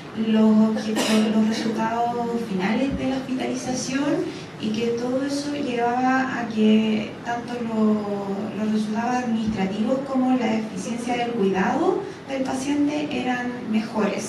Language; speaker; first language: Spanish; native; Spanish